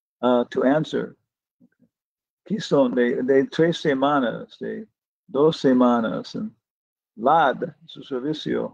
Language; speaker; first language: Spanish; non-native, fluent; English